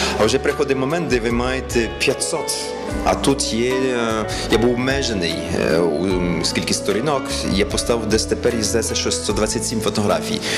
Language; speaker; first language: Ukrainian; early bilingual, heritage; Ukrainian